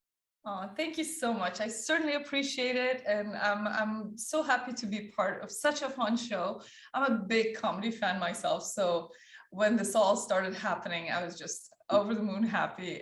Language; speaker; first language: English; early bilingual, other home language; Persian